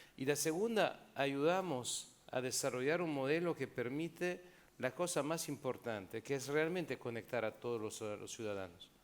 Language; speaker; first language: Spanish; non-native, fluent; Italian